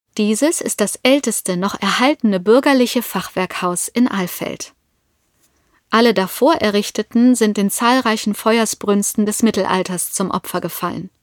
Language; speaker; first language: German; native; German